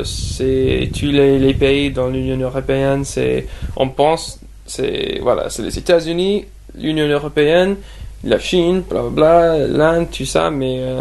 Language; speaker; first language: French; non-native, fluent; English